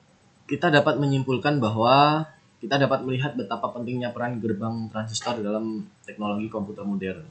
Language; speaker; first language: Indonesian; native; Indonesian